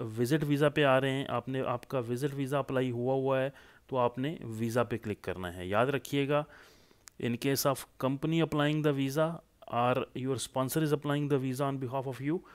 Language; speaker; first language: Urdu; non-native, local second language; Punjabi